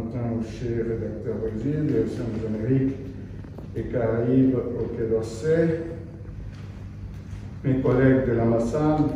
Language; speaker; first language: French; non-native, fluent; Portuguese